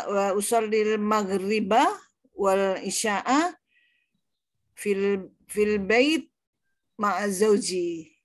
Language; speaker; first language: Arabic; non-native, learner; Indonesian